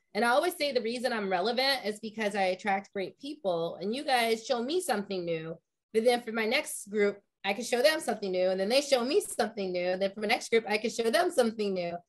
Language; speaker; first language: English; native; English